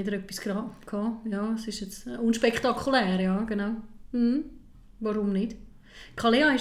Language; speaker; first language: German; native; German